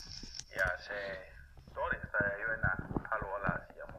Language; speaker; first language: Finnish; non-native, fluent; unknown